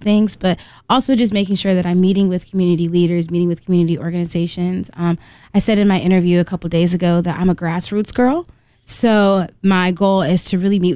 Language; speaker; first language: English; native; English